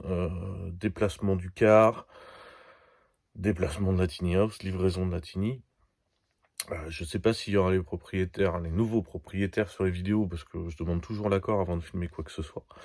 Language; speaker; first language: French; native; French